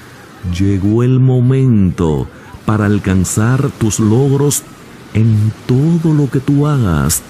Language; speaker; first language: Spanish; native; Spanish